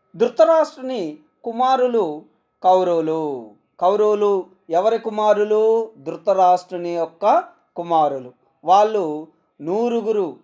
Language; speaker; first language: Telugu; native; Telugu